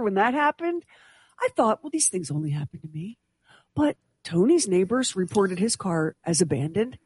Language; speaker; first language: English; native; English